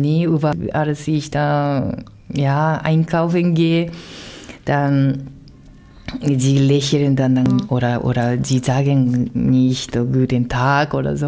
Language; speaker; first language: German; non-native, learner; Japanese